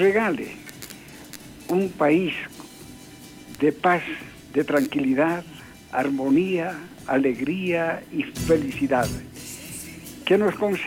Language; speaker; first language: Spanish; native; Spanish